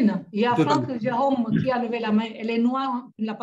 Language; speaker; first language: French; native; French